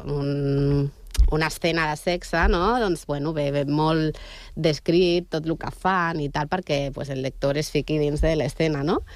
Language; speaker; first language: Catalan; non-native, local second language; Spanish